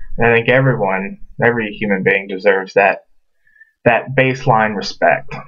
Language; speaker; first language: English; native; English